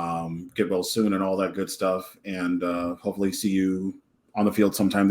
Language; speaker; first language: English; native; English